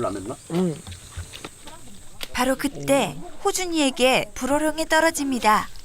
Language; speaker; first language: Korean; native; Korean